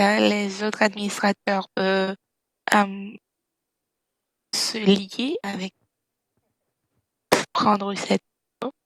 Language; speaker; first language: French; non-native, fluent; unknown